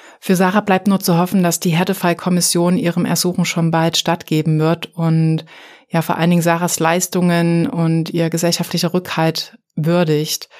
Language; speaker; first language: German; native; German